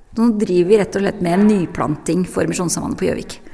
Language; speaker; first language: Norwegian; native; Norwegian